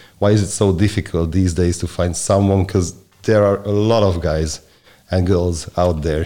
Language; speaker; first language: English; non-native, fluent; Hungarian